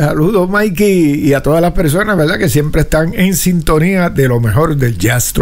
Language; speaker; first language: Spanish; native; Spanish